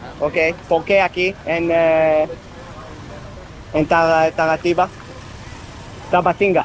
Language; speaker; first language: Spanish; non-native, learner; English